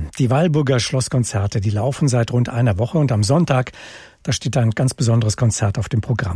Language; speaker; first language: German; native; German